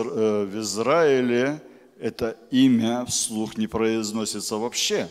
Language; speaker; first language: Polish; non-native, learner; Russian